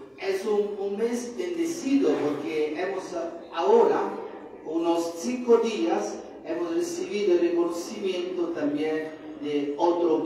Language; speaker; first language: Spanish; non-native, fluent; Italian